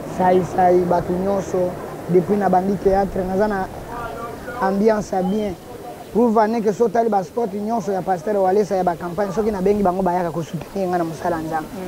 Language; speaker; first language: Lingala; native; Lingala